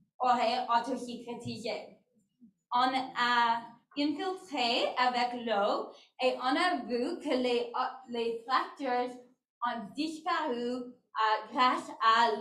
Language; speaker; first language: French; non-native, learner; English